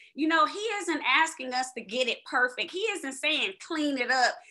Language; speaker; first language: English; native; English